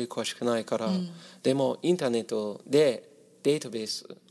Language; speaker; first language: Japanese; non-native, learner; English